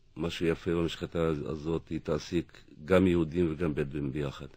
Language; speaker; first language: Hebrew; non-native, local second language; Arabic